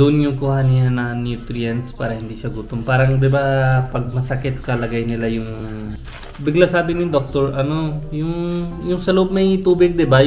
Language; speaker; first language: Filipino; non-native, learner; Hindi